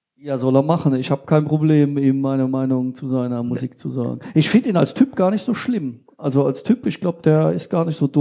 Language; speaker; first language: German; native; German